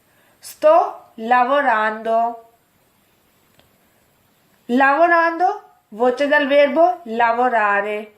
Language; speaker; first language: Italian; non-native, fluent; Urdu